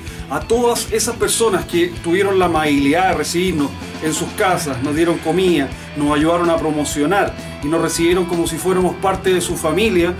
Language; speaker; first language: Spanish; native; Spanish